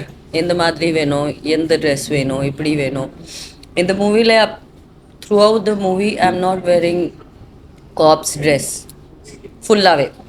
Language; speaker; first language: Tamil; non-native, fluent; Hindi